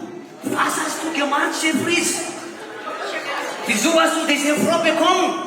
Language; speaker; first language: German; non-native, learner; Malagasy